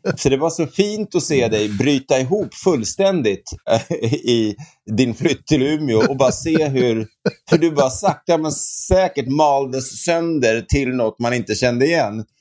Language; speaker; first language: Swedish; native; Swedish